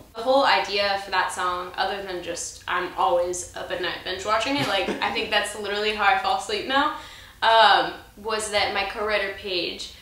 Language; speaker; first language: English; native; English